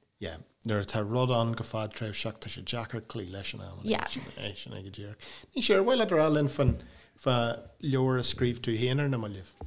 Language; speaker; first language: Irish; non-native, local second language; English